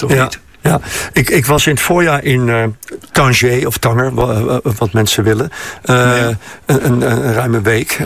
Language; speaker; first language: Dutch; native; Dutch